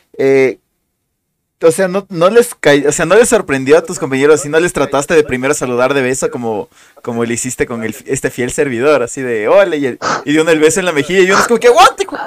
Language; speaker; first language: Spanish; native; Spanish